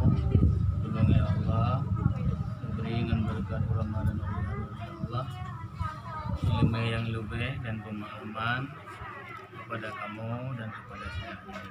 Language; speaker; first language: Indonesian; non-native, local second language; Achinese